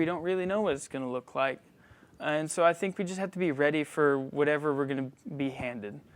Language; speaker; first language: English; native; English